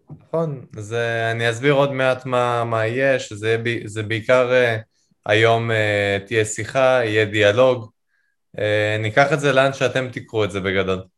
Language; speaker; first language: Hebrew; native; Hebrew